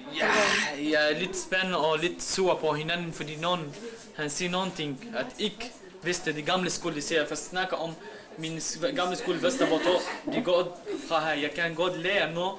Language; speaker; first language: Danish; non-native, learner; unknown